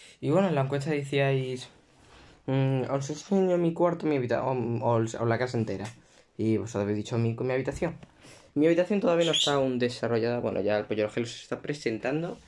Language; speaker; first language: Spanish; native; Spanish